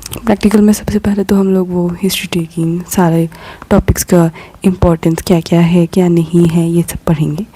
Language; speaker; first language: Hindi; non-native, local second language; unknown